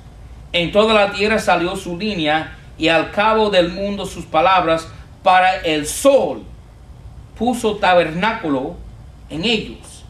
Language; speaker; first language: Spanish; non-native, fluent; English